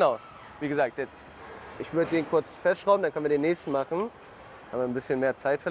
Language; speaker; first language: German; native; German